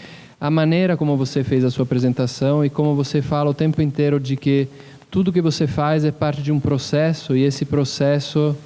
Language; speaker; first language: Portuguese; non-native, fluent; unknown